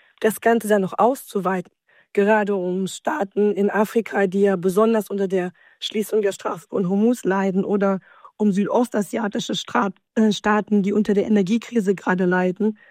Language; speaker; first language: German; native; German